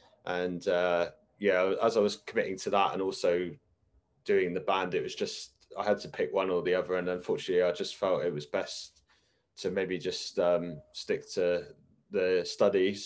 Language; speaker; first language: English; native; English